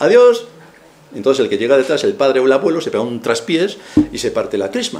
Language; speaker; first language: Spanish; native; Spanish